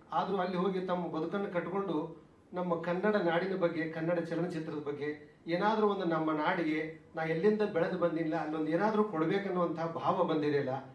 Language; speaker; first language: Kannada; native; Kannada